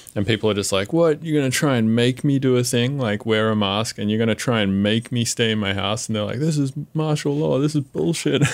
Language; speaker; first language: English; native; English